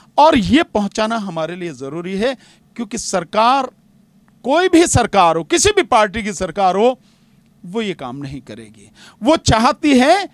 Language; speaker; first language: Hindi; native; Hindi